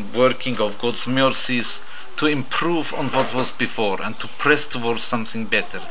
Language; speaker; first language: English; native; English